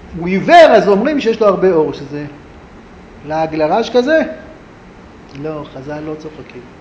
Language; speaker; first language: Hebrew; native; Hebrew